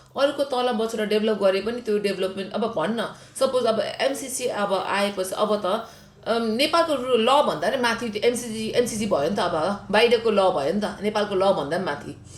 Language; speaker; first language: Nepali; native; Nepali